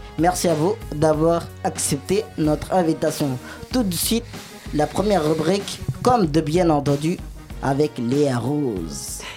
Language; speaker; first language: French; native; French